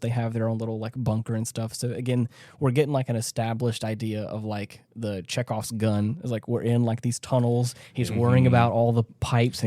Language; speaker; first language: English; native; English